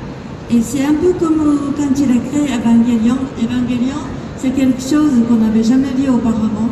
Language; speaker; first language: French; non-native, fluent; Japanese